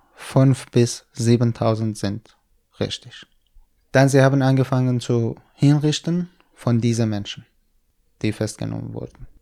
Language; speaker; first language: German; non-native, fluent; Persian